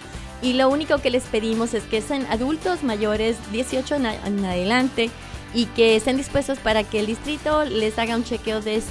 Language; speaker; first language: Spanish; native; Spanish